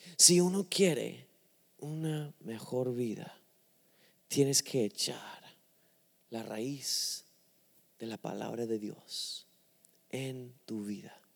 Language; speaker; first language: Spanish; non-native, fluent; English